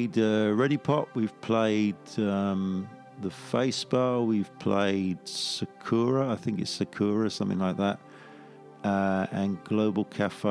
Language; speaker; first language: English; native; English